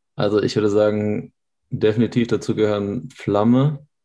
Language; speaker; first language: German; native; German